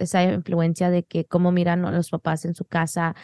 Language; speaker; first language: Spanish; early bilingual, heritage; Spanish